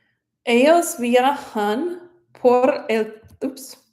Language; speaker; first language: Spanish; non-native, fluent; English